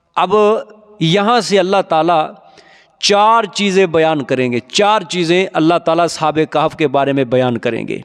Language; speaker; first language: Urdu; non-native, local second language; Punjabi